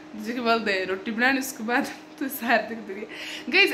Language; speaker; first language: Hindi; non-native, local second language; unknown